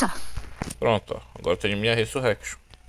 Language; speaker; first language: Portuguese; native; Portuguese